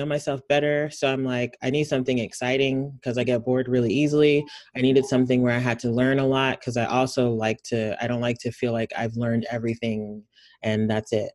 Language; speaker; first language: English; native; English